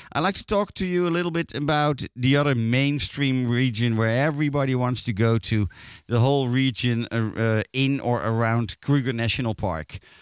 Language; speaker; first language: English; non-native, fluent; Dutch